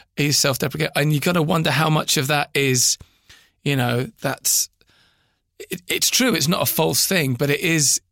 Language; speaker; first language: English; native; English